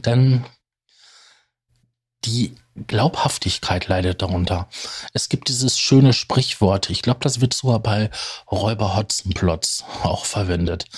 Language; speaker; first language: German; native; German